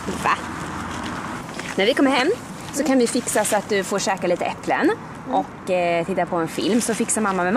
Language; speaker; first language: Swedish; native; Swedish